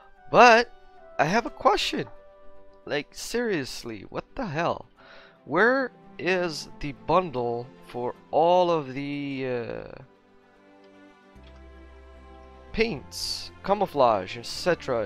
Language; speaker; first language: English; non-native, fluent; Russian